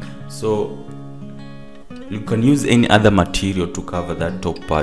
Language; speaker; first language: English; non-native, local second language; Swahili